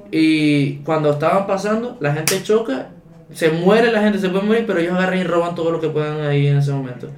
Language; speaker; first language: Spanish; native; Spanish